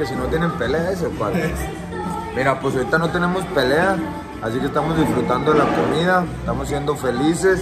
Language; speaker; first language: Spanish; native; Spanish